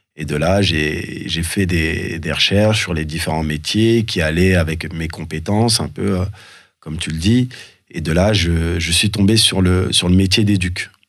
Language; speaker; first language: French; early bilingual, other home language; Soninke